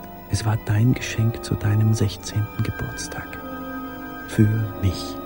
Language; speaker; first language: German; native; German